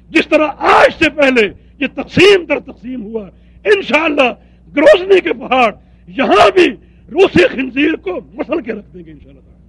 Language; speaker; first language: Urdu; native; Urdu